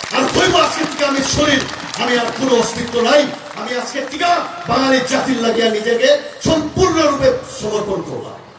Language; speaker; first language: Bangla; native; Bangla